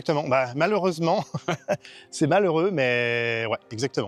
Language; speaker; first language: French; native; French